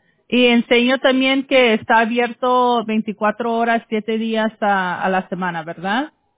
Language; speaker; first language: Spanish; early bilingual, heritage; Spanish